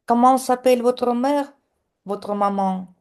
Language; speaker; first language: French; non-native, fluent; Russian